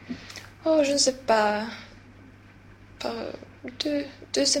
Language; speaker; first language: French; non-native, learner; Swedish